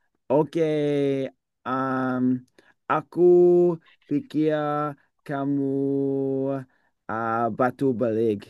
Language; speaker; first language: Indonesian; non-native, learner; English